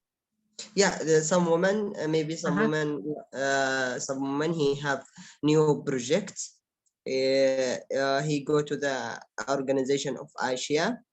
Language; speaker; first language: English; non-native, learner; Arabic